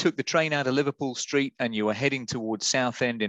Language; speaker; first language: English; native; English